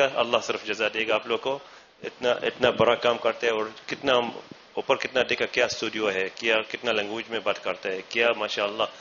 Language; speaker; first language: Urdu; non-native, learner; Arabic